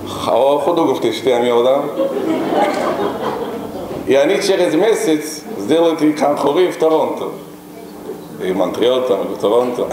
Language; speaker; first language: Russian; non-native, local second language; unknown